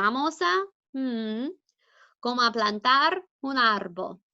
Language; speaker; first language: Spanish; non-native, fluent; English